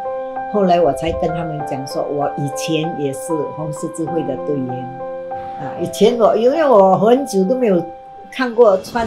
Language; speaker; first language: Chinese; non-native, local second language; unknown